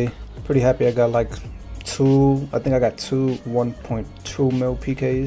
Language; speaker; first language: English; native; English